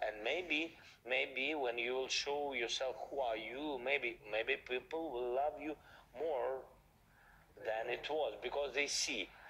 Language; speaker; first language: English; non-native, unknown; Ukrainian